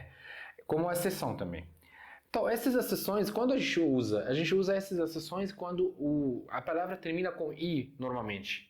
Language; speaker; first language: Portuguese; non-native, fluent; Arabic